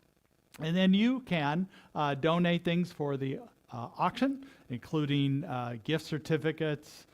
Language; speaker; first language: English; native; English